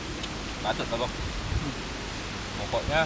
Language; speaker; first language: Indonesian; native; Indonesian